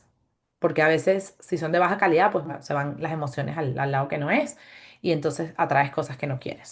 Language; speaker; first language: Spanish; native; Spanish